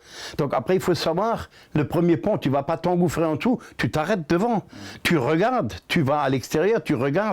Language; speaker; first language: French; native; French